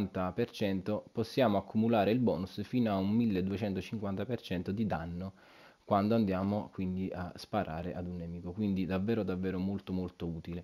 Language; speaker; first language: Italian; native; Italian